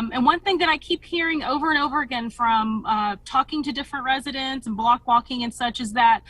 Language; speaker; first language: English; early bilingual, other home language; Spanish